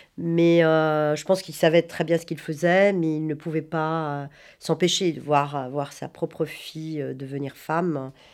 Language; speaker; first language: French; non-native, local second language; Arabic